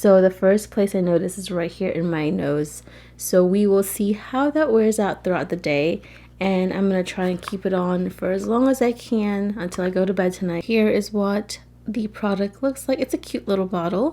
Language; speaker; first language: English; native; English